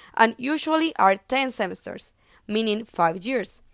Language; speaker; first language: English; non-native, fluent; Spanish